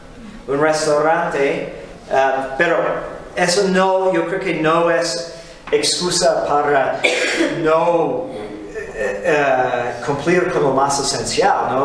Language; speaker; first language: Spanish; non-native, fluent; English